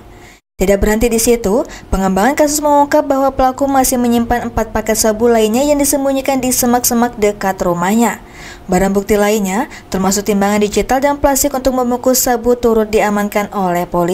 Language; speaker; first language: Indonesian; native; Indonesian